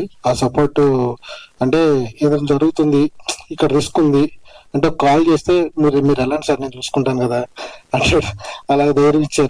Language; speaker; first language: Telugu; native; Telugu